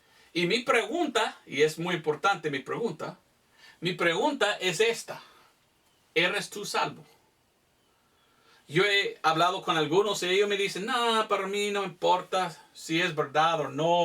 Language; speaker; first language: Spanish; non-native, fluent; English